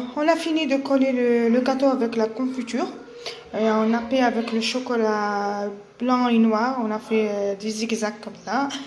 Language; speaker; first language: French; non-native, local second language; Arabic